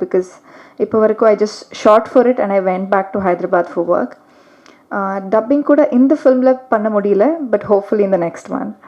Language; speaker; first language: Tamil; non-native, learner; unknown